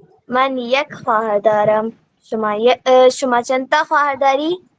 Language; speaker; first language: Persian; non-native, learner; Urdu